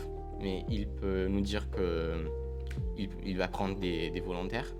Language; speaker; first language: French; non-native, learner; Italian